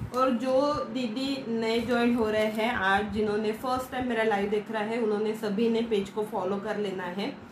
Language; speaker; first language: Hindi; non-native, local second language; Marathi